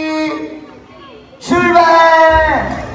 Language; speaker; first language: Korean; native; Korean